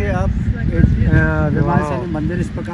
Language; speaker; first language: Hindi; native; Hindi